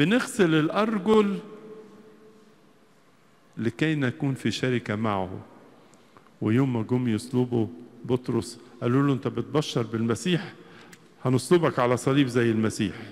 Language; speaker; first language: Arabic; native; Arabic